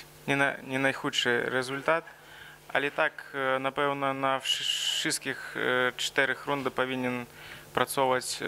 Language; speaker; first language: Polish; non-native, learner; Russian